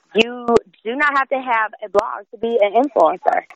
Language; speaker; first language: English; native; English